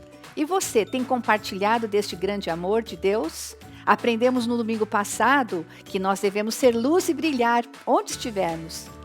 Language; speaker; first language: Portuguese; native; Portuguese